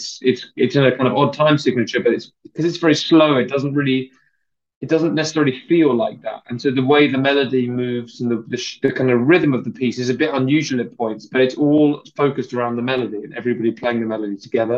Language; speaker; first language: English; native; English